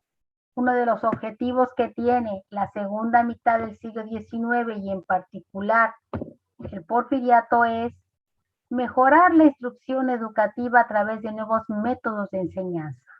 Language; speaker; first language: Spanish; native; Spanish